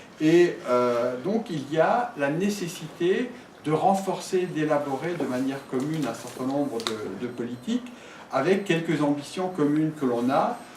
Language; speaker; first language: French; native; French